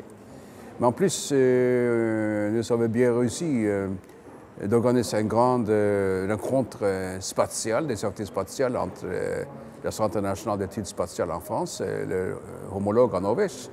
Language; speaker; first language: French; non-native, fluent; Norwegian